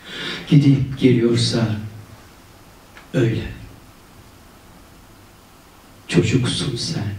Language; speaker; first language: Turkish; native; Turkish